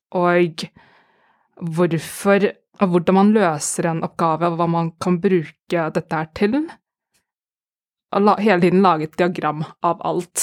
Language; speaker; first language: Norwegian; non-native, fluent; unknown